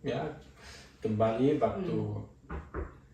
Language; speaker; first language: Indonesian; non-native, fluent; German